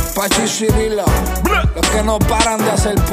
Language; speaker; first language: Spanish; native; Spanish